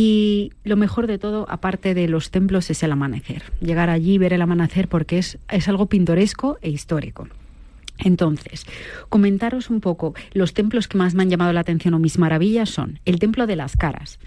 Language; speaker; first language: Spanish; native; Spanish